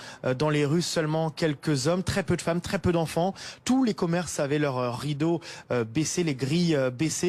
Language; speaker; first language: French; native; French